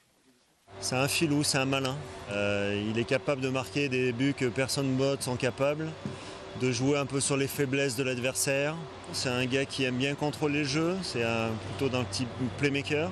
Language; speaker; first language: French; native; French